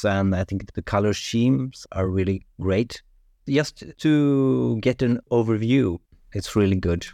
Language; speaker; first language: English; non-native, fluent; Swedish